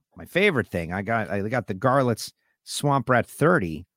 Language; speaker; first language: English; native; English